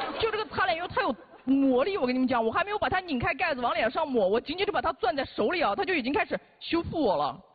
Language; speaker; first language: Chinese; non-native, local second language; Uyghur